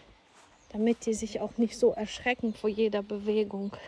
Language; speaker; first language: German; non-native, fluent; Ukrainian